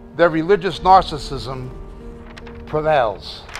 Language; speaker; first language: English; native; English